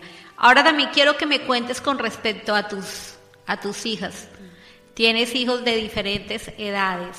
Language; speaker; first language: Spanish; native; Spanish